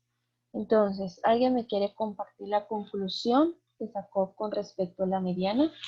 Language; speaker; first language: Spanish; native; Spanish